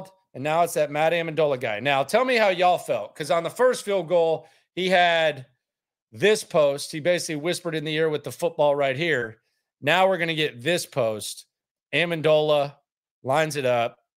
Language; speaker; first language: English; native; English